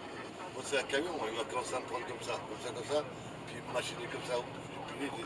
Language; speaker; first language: French; native; French